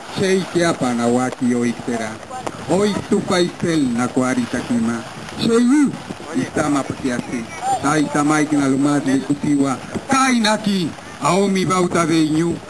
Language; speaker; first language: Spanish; native; Spanish